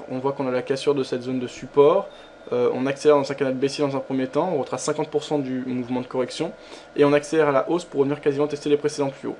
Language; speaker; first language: French; native; French